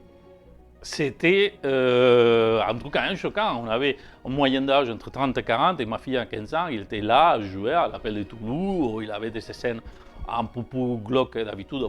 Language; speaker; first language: French; native; French